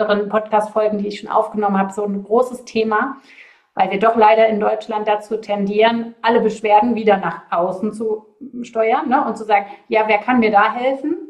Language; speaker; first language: German; native; German